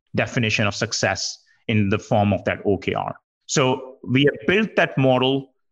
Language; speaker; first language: English; non-native, local second language; Hindi